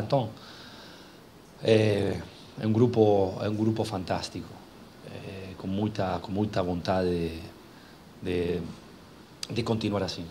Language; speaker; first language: Portuguese; non-native, fluent; Spanish